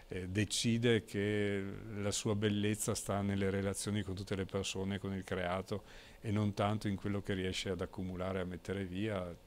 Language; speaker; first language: Italian; native; Italian